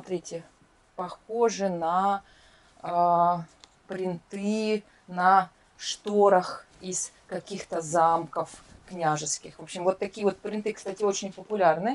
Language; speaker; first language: Russian; native; Russian